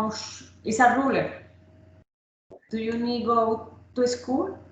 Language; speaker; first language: English; non-native, learner; Spanish